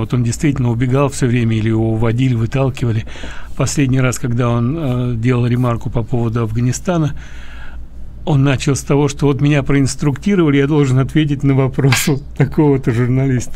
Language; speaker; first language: Russian; native; Russian